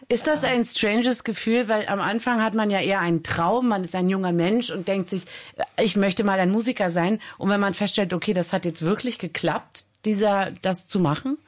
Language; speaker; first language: German; native; German